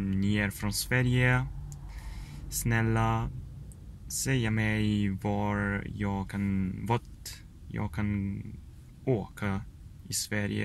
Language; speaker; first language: Swedish; non-native, learner; Italian